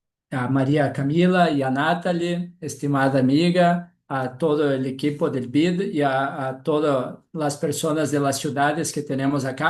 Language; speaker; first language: Spanish; non-native, fluent; Portuguese